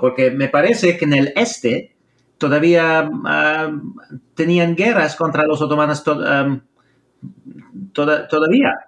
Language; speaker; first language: Spanish; non-native, fluent; English